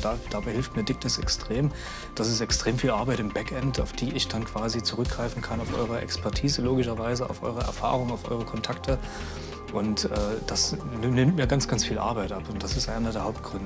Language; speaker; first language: German; native; German